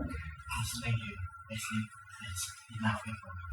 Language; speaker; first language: English; non-native, learner; Indonesian